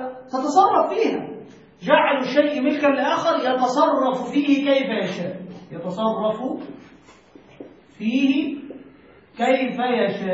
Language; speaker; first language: Arabic; native; Arabic